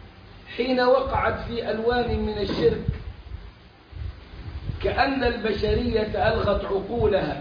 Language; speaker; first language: Arabic; native; Arabic